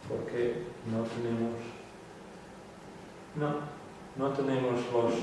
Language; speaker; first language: Spanish; non-native, fluent; Western Frisian